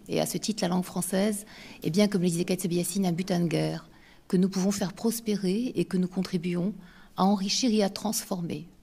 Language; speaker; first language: French; native; French